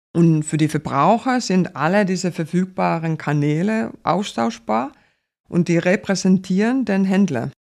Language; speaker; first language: German; non-native, fluent; Finnish